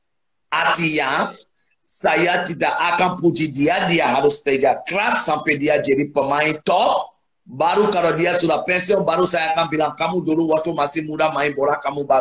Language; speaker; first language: Indonesian; non-native, fluent; English